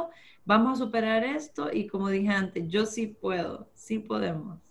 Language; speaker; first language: Spanish; early bilingual, heritage; Spanish